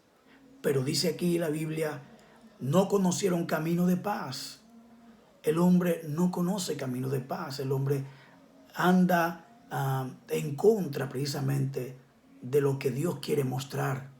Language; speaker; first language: Spanish; native; Spanish